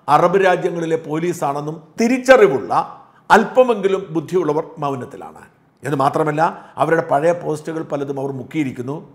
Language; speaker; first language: Malayalam; native; Malayalam